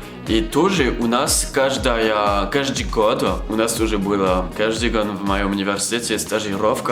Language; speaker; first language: Russian; non-native, learner; French